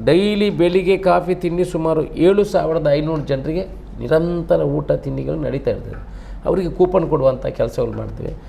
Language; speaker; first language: Kannada; non-native, local second language; Tulu